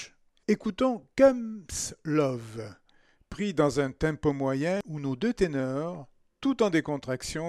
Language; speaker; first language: French; native; French